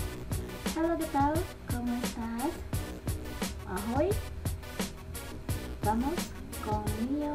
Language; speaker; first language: Spanish; non-native, learner; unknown